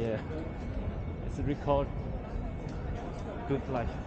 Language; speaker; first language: English; non-native, learner; Chinese